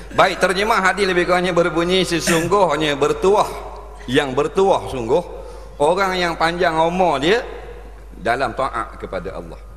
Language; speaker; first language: Malay; native; Malay